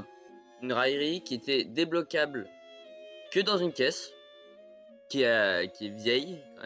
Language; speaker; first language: French; native; French